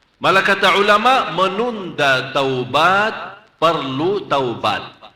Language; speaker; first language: Malay; non-native, fluent; Arabic